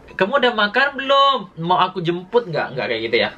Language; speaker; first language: Indonesian; native; Indonesian